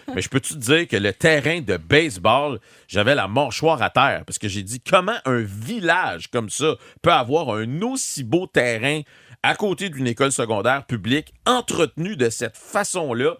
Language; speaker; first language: French; native; French